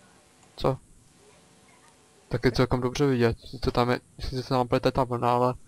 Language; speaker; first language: Czech; native; Czech